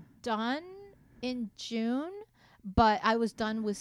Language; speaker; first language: English; non-native, fluent; Japanese